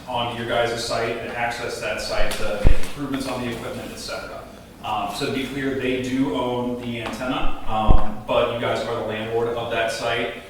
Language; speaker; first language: English; native; English